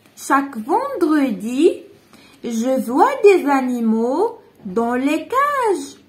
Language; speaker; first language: French; non-native, local second language; Arabic